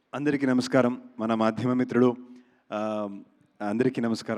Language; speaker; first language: Telugu; non-native, learner; Kannada